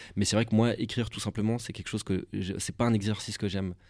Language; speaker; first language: French; native; French